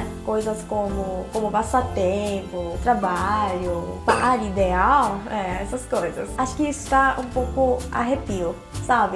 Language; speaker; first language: Portuguese; non-native, fluent; Korean